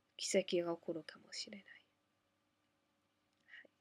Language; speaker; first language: Japanese; non-native, fluent; English